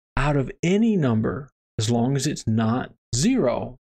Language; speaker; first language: English; native; English